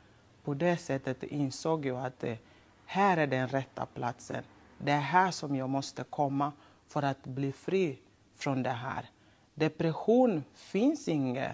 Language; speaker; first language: Swedish; non-native, local second language; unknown